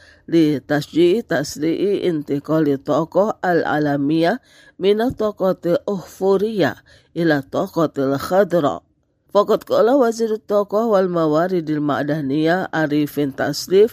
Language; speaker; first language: Arabic; non-native, fluent; Indonesian